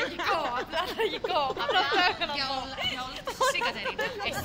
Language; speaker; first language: Greek; native; Greek